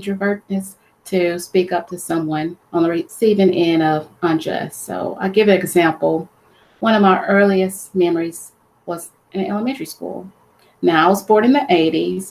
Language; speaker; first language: English; native; English